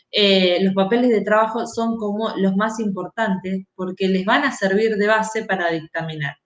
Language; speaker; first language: Spanish; native; Spanish